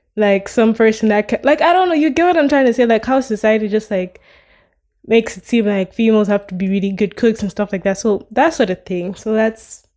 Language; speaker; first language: English; non-native, local second language; Nyanja